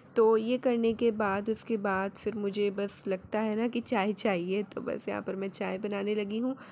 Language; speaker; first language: Hindi; native; Hindi